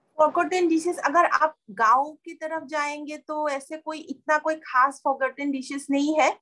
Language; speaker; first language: Hindi; non-native, local second language; Assamese